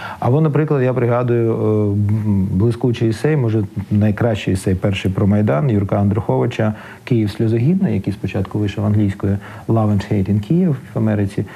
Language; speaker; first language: Ukrainian; non-native, local second language; Russian